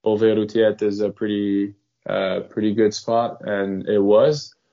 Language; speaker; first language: English; non-native, fluent; French